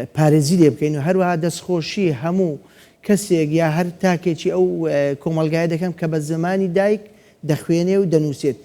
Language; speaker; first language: Central Kurdish; non-native, local second language; Assyrian Neo-Aramaic